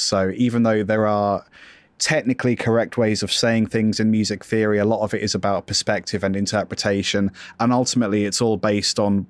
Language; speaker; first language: English; native; English